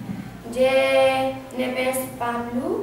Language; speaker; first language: French; non-native, learner; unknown